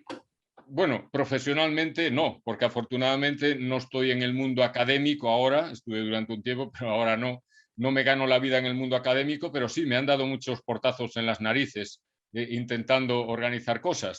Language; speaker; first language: Spanish; native; Spanish